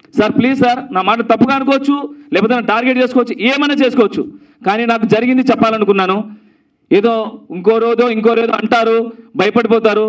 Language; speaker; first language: Telugu; native; Telugu